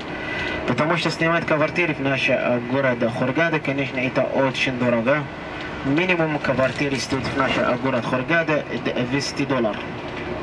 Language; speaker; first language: Russian; non-native, learner; Arabic